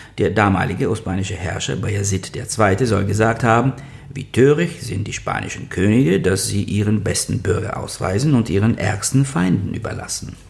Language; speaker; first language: German; non-native, fluent; Bulgarian